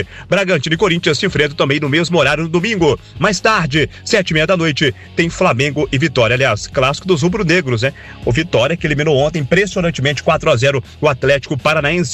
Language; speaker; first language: Portuguese; native; Portuguese